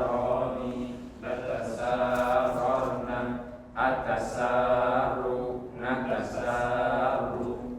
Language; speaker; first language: Arabic; non-native, learner; Indonesian